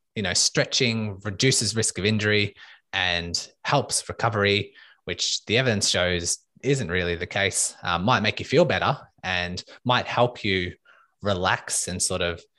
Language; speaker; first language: English; native; English